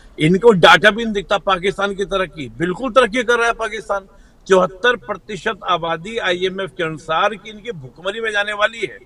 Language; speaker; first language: Hindi; native; Hindi